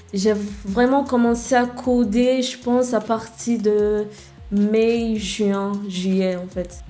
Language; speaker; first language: French; non-native, fluent; English